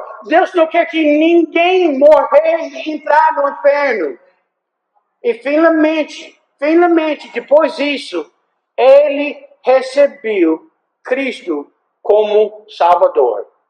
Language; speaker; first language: Portuguese; non-native, fluent; English